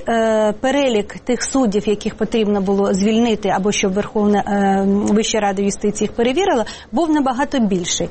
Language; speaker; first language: Ukrainian; native; Ukrainian